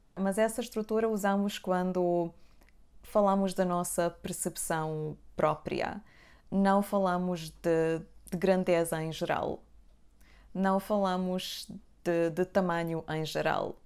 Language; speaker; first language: Portuguese; non-native, fluent; Serbian